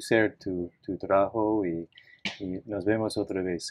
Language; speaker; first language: Spanish; non-native, fluent; English